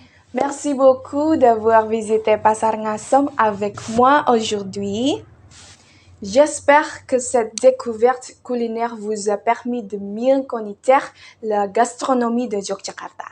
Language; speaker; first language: French; non-native, learner; Indonesian